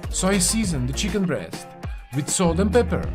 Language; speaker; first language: English; non-native, fluent; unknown